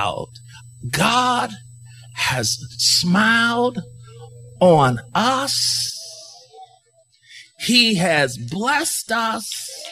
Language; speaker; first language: English; native; English